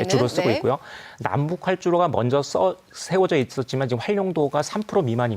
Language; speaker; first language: Korean; native; Korean